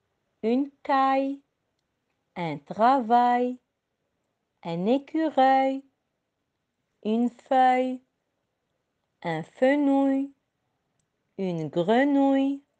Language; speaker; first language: French; non-native, local second language; Arabic